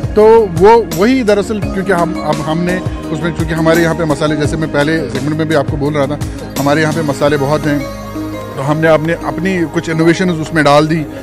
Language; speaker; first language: Hindi; non-native, local second language; Kashmiri